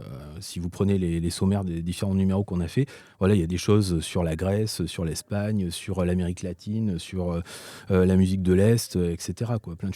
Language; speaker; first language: French; native; French